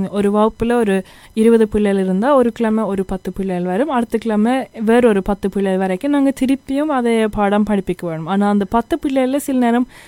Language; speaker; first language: Tamil; early bilingual, heritage; Tamil